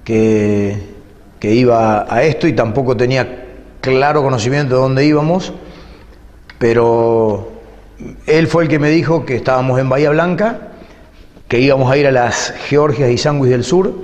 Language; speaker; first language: Spanish; native; Spanish